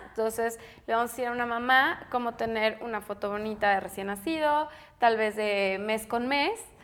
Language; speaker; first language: Spanish; native; Spanish